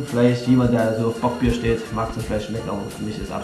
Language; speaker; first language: German; native; German